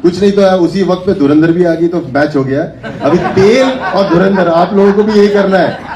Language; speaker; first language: Hindi; non-native, local second language; Marathi